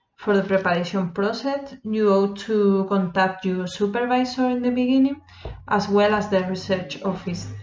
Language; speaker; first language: English; non-native, fluent; Spanish